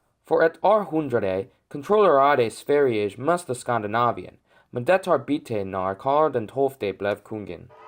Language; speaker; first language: Swedish; non-native, learner; English